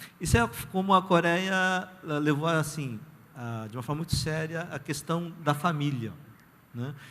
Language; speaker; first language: Portuguese; early bilingual, other home language; Korean